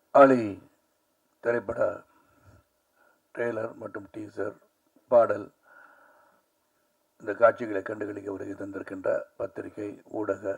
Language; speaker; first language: Tamil; native; Tamil